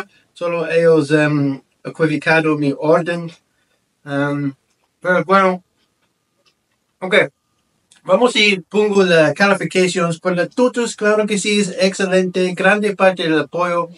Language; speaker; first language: Spanish; non-native, learner; English